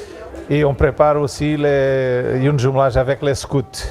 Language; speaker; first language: French; non-native, learner; Portuguese